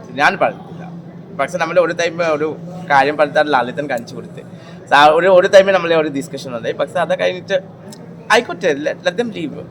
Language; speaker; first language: Malayalam; non-native, local second language; Assamese